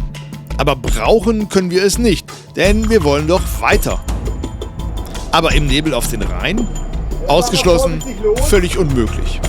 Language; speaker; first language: German; native; German